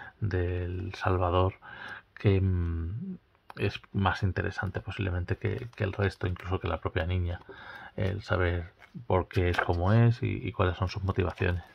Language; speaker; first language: Spanish; native; Spanish